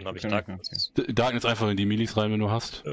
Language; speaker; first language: German; native; German